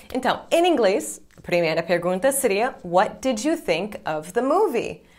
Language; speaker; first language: Portuguese; non-native, fluent; English